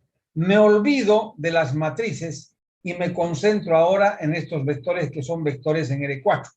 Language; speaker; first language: Spanish; native; Spanish